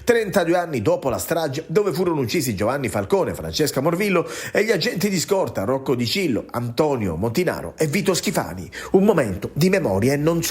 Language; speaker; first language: Italian; native; Italian